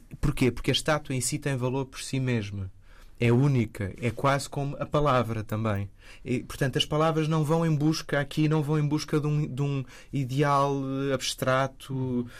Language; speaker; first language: Portuguese; native; Portuguese